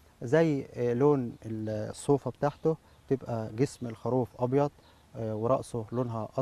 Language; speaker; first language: Arabic; native; Arabic